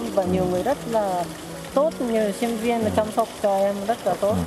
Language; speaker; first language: Vietnamese; non-native, fluent; Japanese